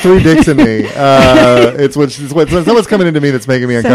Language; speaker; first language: English; native; English